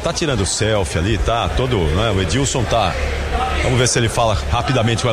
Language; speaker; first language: Portuguese; native; Portuguese